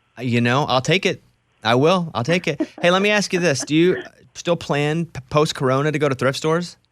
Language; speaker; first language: English; native; English